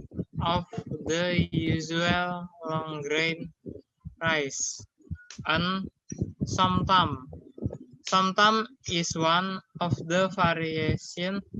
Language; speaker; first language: English; non-native, learner; Indonesian